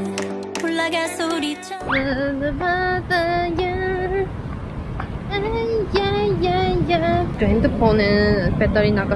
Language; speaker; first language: Korean; non-native, learner; Chinese